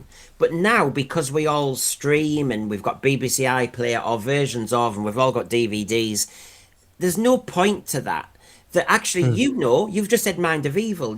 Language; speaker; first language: English; native; English